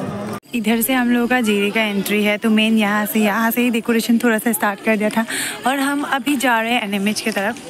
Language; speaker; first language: Hindi; non-native, local second language; Assamese